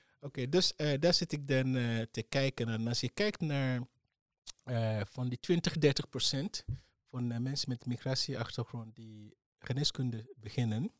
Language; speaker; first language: Dutch; non-native, fluent; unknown